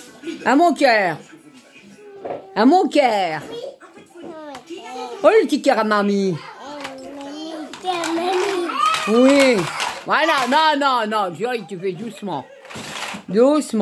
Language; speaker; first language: French; native; French